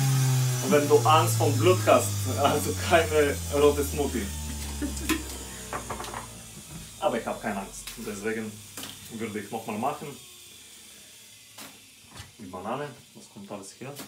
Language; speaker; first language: German; non-native, fluent; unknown